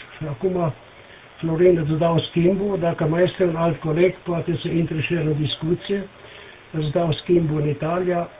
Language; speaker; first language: Romanian; native; Romanian